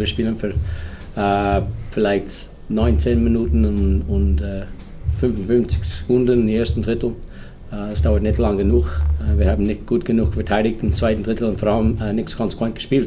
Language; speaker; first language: German; non-native, learner; English